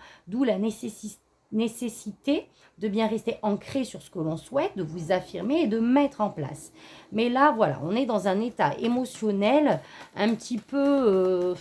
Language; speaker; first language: French; native; French